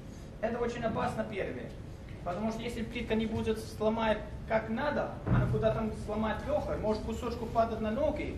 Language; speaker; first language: Russian; non-native, learner; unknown